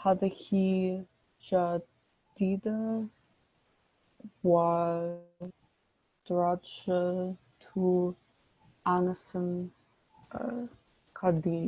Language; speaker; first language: Arabic; non-native, learner; English